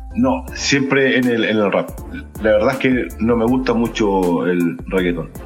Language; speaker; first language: Spanish; native; Spanish